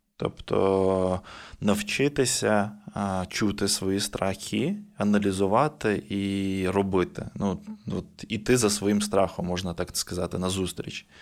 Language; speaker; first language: Ukrainian; native; Ukrainian